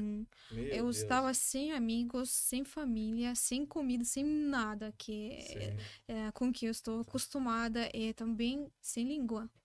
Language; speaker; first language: Portuguese; non-native, learner; Russian